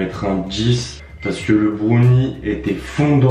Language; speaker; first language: French; native; French